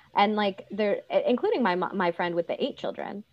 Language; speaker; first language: English; early bilingual, other home language; Urdu